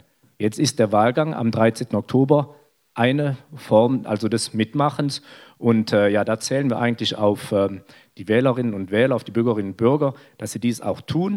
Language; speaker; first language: German; native; German